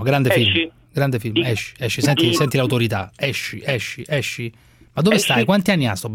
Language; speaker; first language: Italian; native; Italian